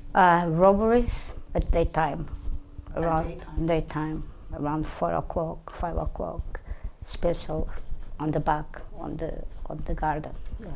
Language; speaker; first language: English; non-native, fluent; Portuguese